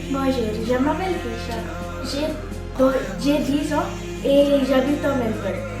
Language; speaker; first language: French; non-native, learner; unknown